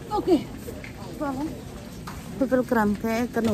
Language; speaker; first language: Dutch; non-native, learner; Indonesian